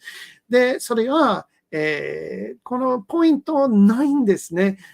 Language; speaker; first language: Japanese; non-native, learner; English